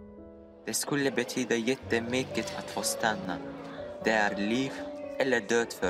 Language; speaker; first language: Swedish; non-native, learner; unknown